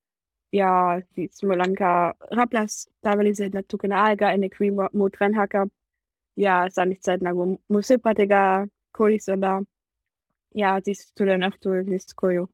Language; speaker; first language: Estonian; non-native, learner; German